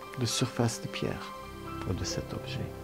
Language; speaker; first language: French; non-native, learner; Italian